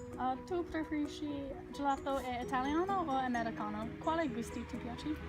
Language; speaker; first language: Italian; non-native, learner; English